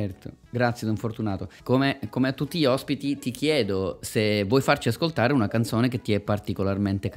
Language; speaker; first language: Italian; native; Italian